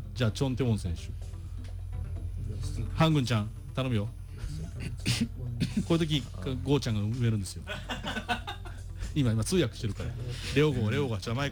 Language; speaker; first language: Japanese; native; Japanese